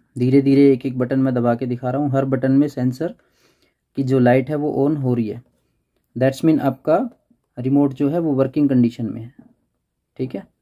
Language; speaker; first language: Hindi; native; Hindi